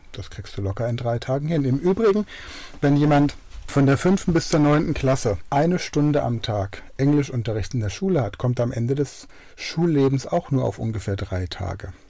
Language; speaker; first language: German; native; German